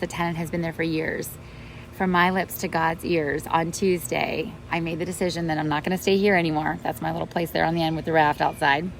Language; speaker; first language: English; native; English